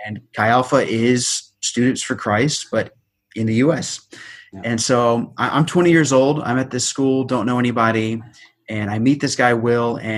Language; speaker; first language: English; native; English